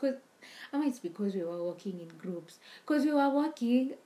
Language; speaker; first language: English; non-native, local second language; Swahili